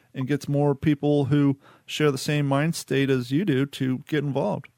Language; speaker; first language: English; native; English